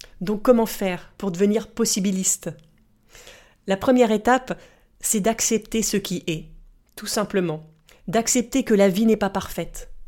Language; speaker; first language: French; native; French